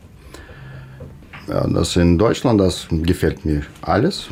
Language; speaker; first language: German; non-native, learner; Russian